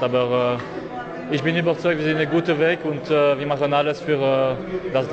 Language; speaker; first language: German; non-native, learner; French